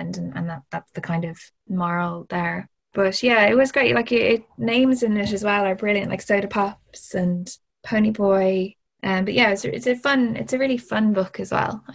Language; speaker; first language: English; native; English